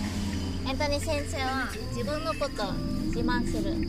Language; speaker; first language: Japanese; non-native, learner; Vietnamese